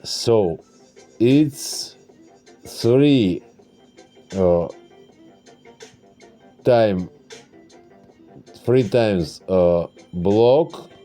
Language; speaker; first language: English; non-native, learner; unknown